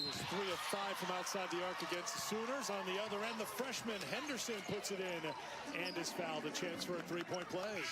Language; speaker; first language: English; native; English